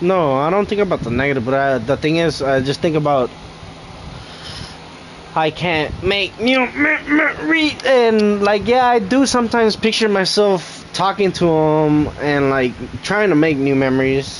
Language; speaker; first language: English; early bilingual, other home language; Spanish